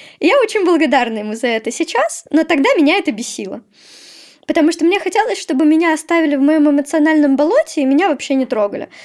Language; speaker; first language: Russian; native; Russian